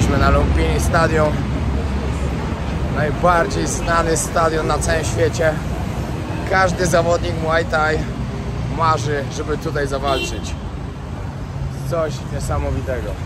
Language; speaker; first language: Polish; native; Polish